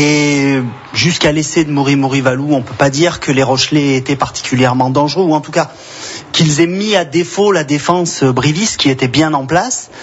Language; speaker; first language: French; native; French